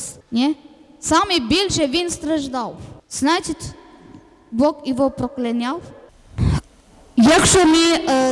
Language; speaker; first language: Ukrainian; non-native, learner; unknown